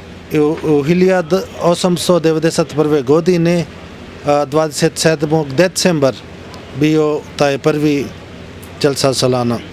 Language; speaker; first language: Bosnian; non-native, learner; Urdu